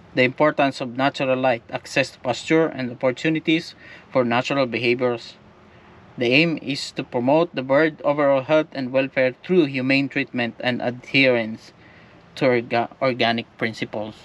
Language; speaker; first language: English; non-native, local second language; Filipino